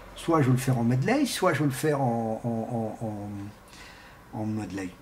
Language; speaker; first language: French; non-native, fluent; Portuguese